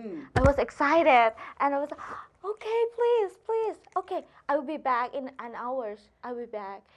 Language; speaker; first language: English; non-native, learner; Thai